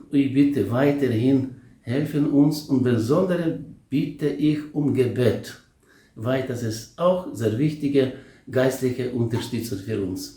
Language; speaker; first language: German; non-native, learner; Ukrainian